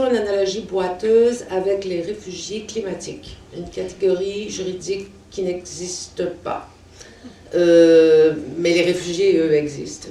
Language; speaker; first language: French; native; French